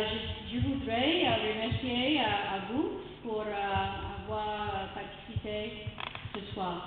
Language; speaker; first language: French; non-native, fluent; English